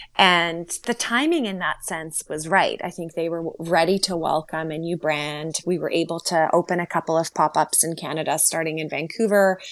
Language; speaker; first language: English; early bilingual, other home language; Slovak